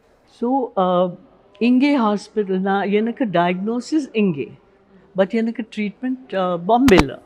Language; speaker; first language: Tamil; non-native, learner; Hindi